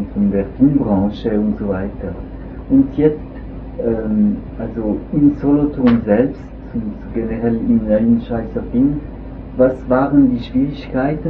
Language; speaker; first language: German; non-native, local second language; French